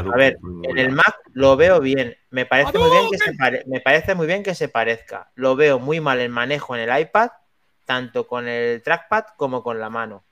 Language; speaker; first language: Spanish; native; Spanish